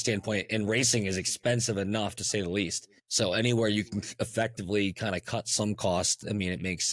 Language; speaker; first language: English; native; English